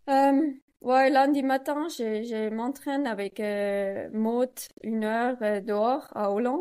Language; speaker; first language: French; non-native, learner; Swiss German